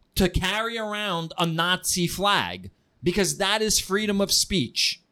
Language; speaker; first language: English; early bilingual, heritage; Ukrainian